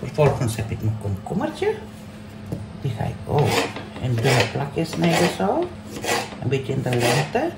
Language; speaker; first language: Dutch; non-native, local second language; Caribbean Hindustani